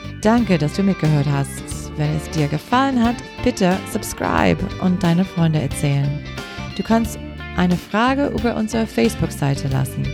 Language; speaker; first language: German; non-native, learner; English